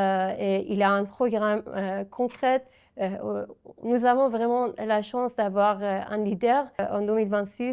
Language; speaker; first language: French; non-native, fluent; Persian